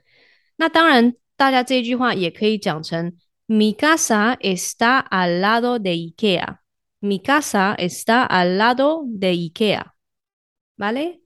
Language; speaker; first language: Spanish; non-native, fluent; Chinese